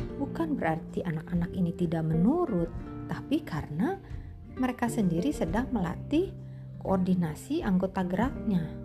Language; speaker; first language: Indonesian; native; Indonesian